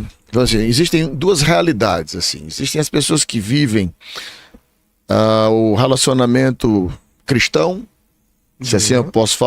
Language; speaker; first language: Portuguese; native; Portuguese